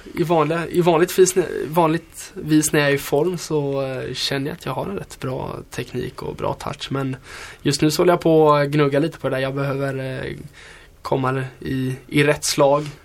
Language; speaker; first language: Swedish; native; Swedish